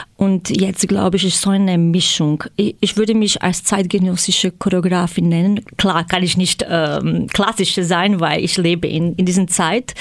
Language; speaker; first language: German; non-native, fluent; Croatian